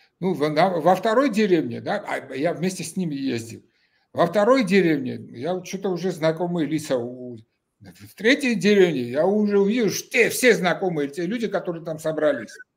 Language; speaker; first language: Russian; non-native, local second language; Georgian